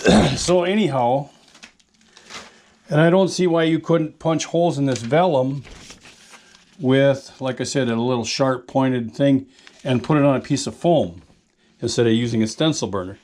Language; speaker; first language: English; native; English